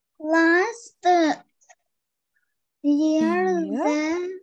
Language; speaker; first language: English; non-native, learner; Ukrainian